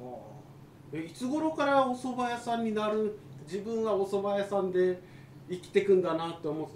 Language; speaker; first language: Japanese; native; Japanese